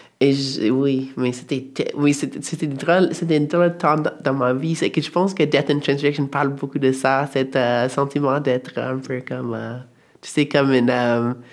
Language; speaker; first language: French; non-native, fluent; English